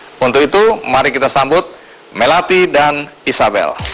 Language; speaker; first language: Indonesian; native; Indonesian